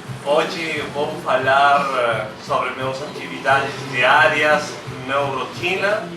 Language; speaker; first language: Portuguese; non-native, learner; Spanish